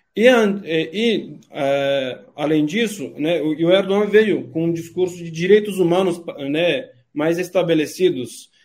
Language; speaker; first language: Portuguese; non-native, fluent; Turkish